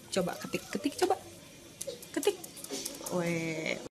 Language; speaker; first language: Indonesian; native; Indonesian